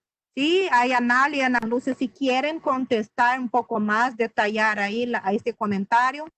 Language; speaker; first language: Spanish; non-native, fluent; Portuguese